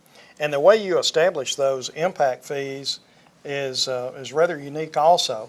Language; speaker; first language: English; native; English